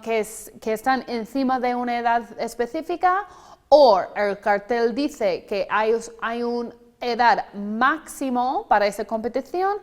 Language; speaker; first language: Spanish; non-native, fluent; English